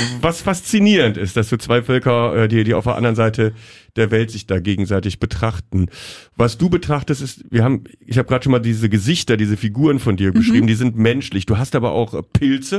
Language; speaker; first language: German; native; German